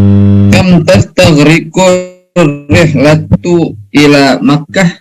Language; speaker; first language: Arabic; non-native, learner; Indonesian